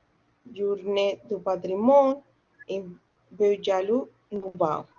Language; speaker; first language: French; non-native, learner; Spanish